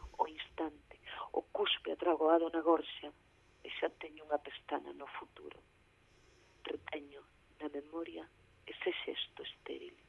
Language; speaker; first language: Galician; early bilingual, heritage; Galician